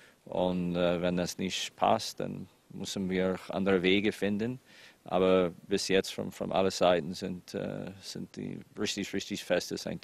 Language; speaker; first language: German; non-native, fluent; English